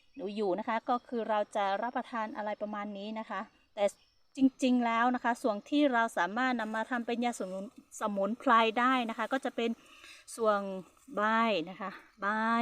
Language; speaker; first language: Thai; non-native, local second language; Hmong